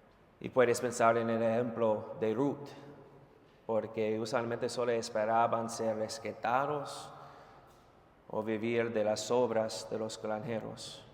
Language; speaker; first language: Spanish; non-native, fluent; English